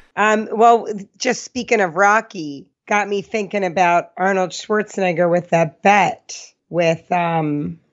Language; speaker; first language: English; native; English